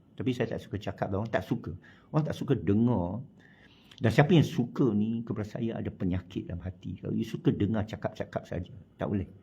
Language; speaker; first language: Malay; non-native, local second language; Chinese